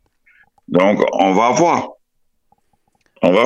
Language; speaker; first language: French; non-native, fluent; English